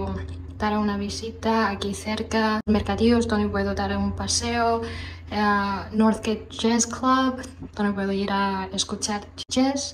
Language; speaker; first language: Spanish; non-native, fluent; Chinese